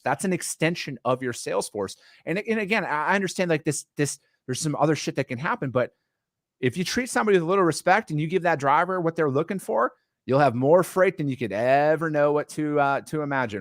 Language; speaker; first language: English; native; English